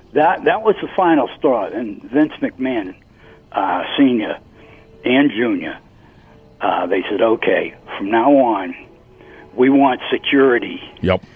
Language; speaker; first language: English; native; English